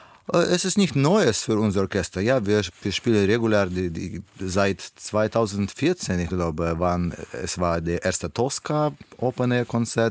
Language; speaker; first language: German; non-native, learner; Russian